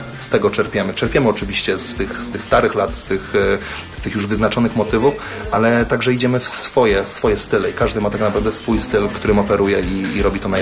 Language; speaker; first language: Polish; native; Polish